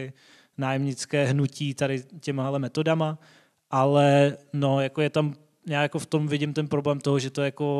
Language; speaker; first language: Czech; native; Czech